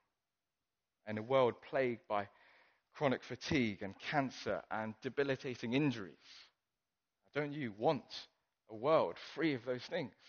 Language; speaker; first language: English; non-native, local second language; Cantonese